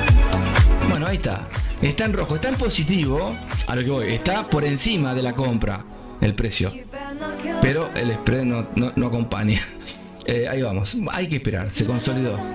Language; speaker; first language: Spanish; native; Spanish